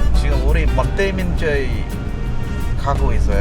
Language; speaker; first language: Korean; non-native, learner; Khmer